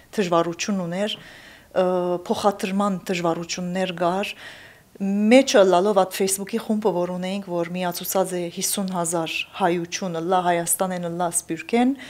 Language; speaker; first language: Armenian; early bilingual, heritage; Armenian